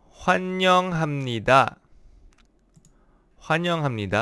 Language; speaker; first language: Korean; non-native, learner; English